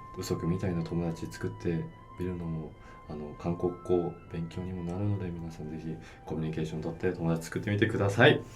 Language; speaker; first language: Japanese; native; Japanese